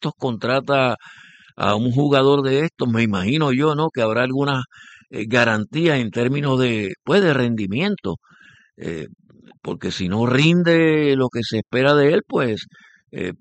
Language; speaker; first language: Spanish; native; Spanish